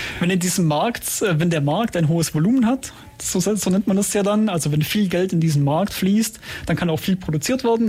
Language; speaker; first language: German; native; German